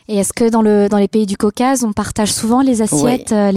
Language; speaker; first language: French; native; French